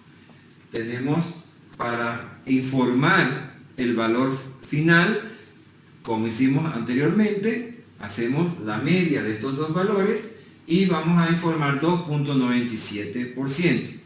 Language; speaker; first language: Spanish; native; Spanish